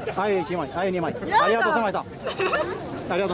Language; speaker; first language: Japanese; non-native, learner; Spanish